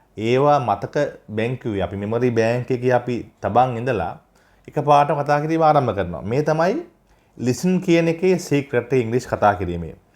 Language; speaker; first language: Sinhala; native; Sinhala